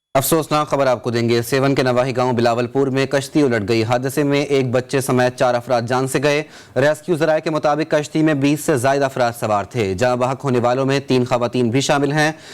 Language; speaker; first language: Urdu; native; Urdu